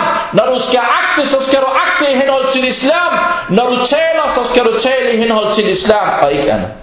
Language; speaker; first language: Danish; non-native, local second language; Arabic